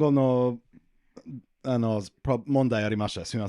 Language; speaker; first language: Japanese; non-native, learner; English